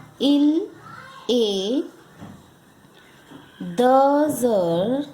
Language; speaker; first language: French; non-native, fluent; Hindi